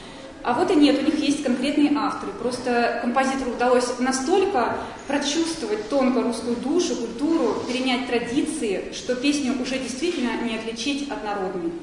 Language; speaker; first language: Russian; native; Russian